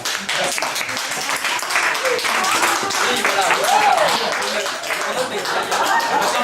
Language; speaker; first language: French; native; French